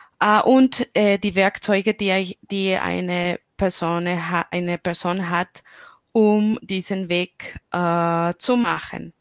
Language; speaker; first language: German; non-native, fluent; Spanish